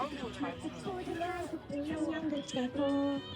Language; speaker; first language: Korean; native; Korean